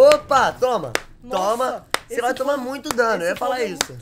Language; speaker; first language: Portuguese; native; Portuguese